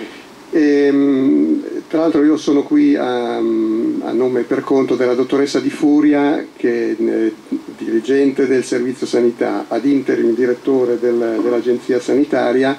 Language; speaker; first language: Italian; native; Italian